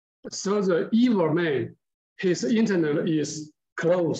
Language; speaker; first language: English; non-native, learner; Chinese